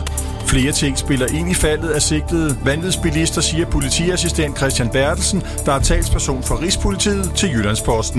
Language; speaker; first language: Danish; native; Danish